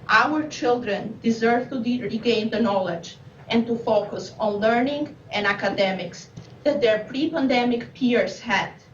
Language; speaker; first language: English; non-native, fluent; Albanian